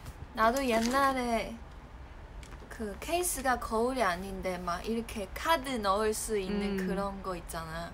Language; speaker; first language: Korean; non-native, fluent; Chinese